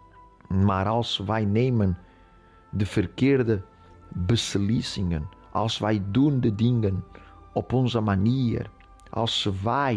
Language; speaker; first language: Dutch; non-native, fluent; Portuguese